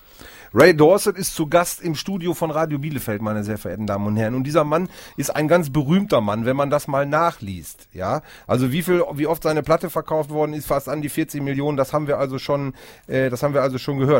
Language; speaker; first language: German; native; German